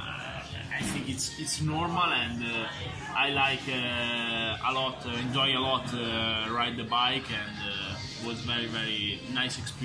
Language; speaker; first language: English; non-native, fluent; Italian